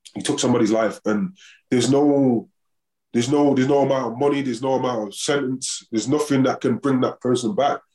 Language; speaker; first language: English; native; English